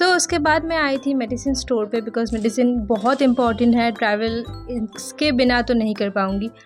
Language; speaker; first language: Hindi; non-native, local second language; Bangla